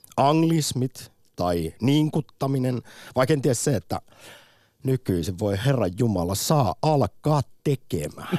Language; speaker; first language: Finnish; native; Finnish